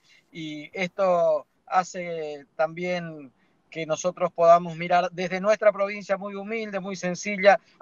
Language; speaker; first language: Spanish; native; Spanish